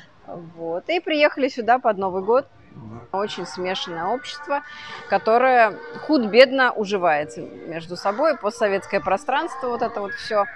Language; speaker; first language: Russian; native; Russian